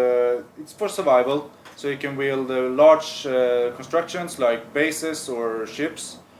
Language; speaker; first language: English; non-native, fluent; Swedish